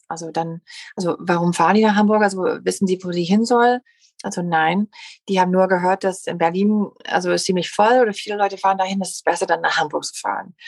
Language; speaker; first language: German; non-native, fluent; English